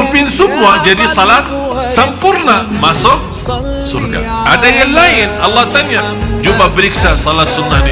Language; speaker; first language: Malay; non-native, fluent; Arabic